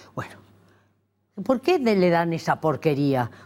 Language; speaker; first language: Spanish; native; Spanish